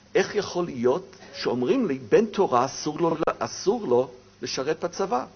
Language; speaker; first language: Hebrew; non-native, fluent; English